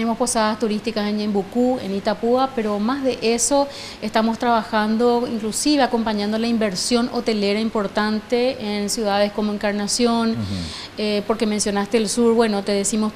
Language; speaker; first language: Spanish; native; Spanish